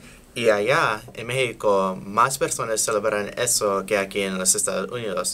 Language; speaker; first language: Spanish; non-native, learner; English